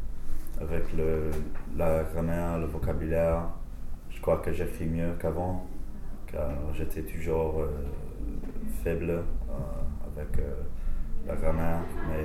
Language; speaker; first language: French; non-native, fluent; English